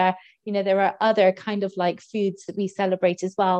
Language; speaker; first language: English; native; English